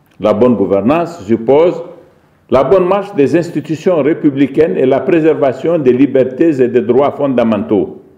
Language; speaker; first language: French; non-native, local second language; Arabic